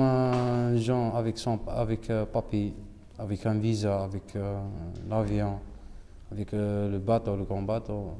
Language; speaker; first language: French; non-native, local second language; Arabic